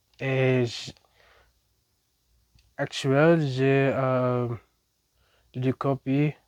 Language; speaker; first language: French; non-native, learner; English